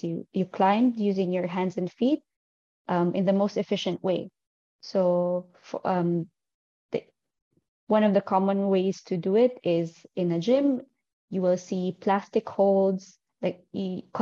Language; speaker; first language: English; non-native, local second language; Filipino